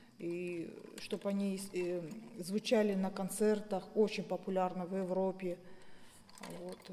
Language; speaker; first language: Russian; non-native, local second language; Kazakh